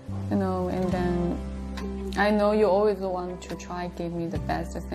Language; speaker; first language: English; non-native, fluent; Chinese